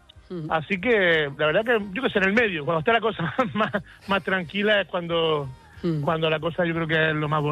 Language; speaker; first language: Spanish; native; Spanish